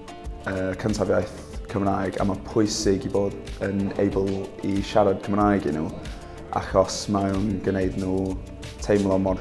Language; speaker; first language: Welsh; non-native, local second language; English